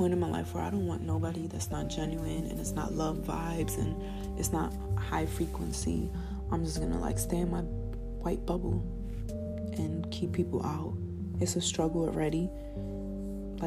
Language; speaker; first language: English; early bilingual, other home language; Spanish